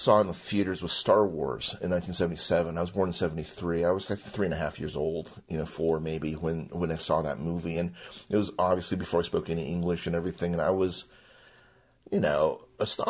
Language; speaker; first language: English; non-native, local second language; Chinese